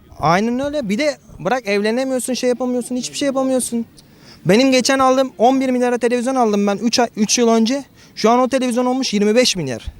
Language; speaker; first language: Turkish; early bilingual, other home language; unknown